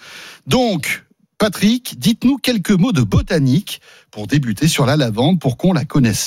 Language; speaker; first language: French; native; French